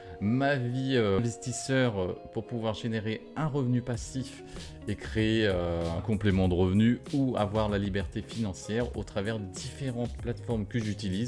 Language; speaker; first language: French; native; French